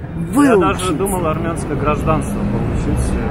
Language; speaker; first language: Russian; native; Russian